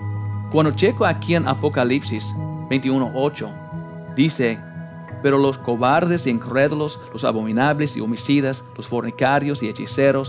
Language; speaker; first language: Spanish; non-native, fluent; English